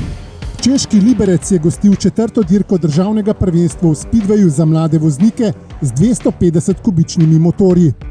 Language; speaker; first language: Slovenian; native; Slovenian